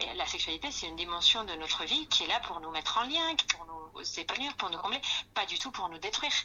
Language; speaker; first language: French; non-native, fluent; Spanish